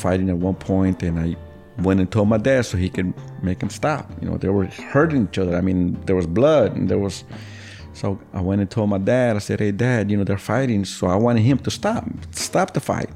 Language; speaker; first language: English; early bilingual, other home language; Spanish